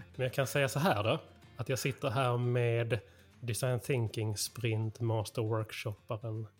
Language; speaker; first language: Swedish; native; Swedish